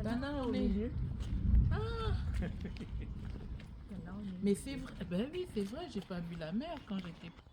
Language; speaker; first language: French; non-native, local second language; Malagasy